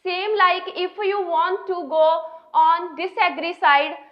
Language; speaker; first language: English; non-native, local second language; Punjabi